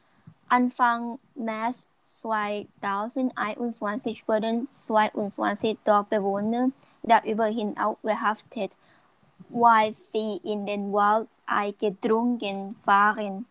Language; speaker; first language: German; non-native, learner; Thai